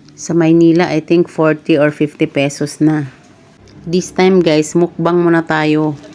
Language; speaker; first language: Filipino; non-native, local second language; Cebuano